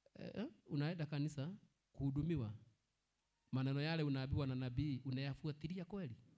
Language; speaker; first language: Swahili; non-native, local second language; Kikuyu